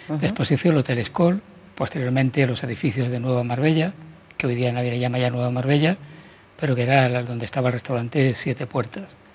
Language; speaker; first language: Spanish; native; Spanish